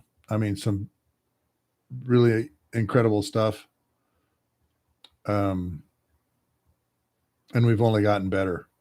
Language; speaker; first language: English; native; English